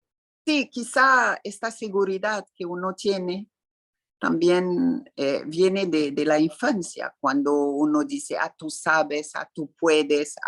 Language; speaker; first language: Spanish; non-native, fluent; Arabic